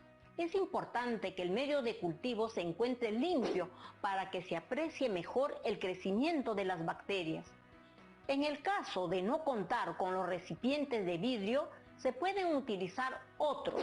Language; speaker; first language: Spanish; native; Spanish